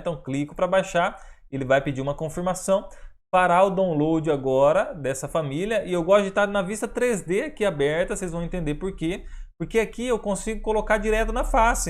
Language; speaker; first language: Portuguese; native; Portuguese